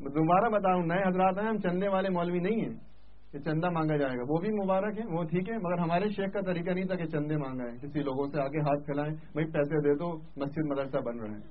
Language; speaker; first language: Urdu; non-native, local second language; Sindhi